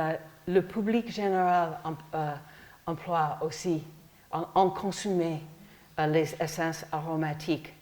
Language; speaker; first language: French; non-native, fluent; English